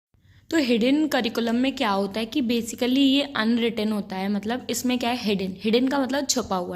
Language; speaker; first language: Hindi; native; Hindi